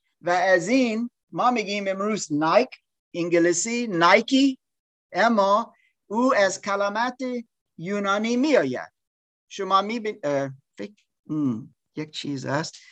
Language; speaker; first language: Persian; non-native, learner; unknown